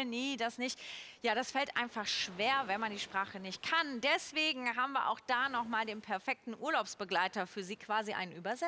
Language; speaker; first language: German; native; German